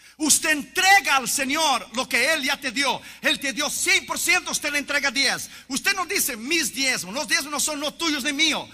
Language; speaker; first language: Spanish; non-native, fluent; Portuguese